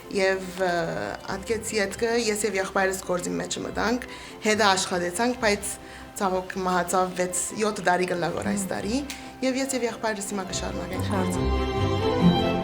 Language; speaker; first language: Armenian; early bilingual, heritage; Armenian